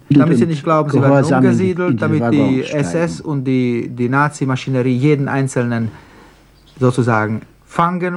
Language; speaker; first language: German; non-native, fluent; Slovak